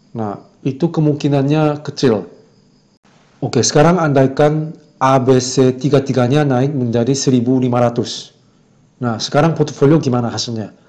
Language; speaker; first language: Indonesian; non-native, fluent; Korean